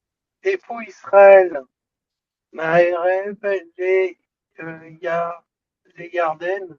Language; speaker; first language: Hebrew; non-native, learner; French